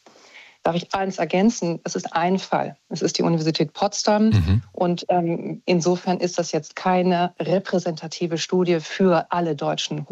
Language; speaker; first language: German; native; German